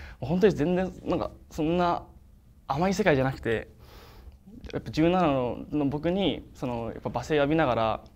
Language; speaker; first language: Japanese; native; Japanese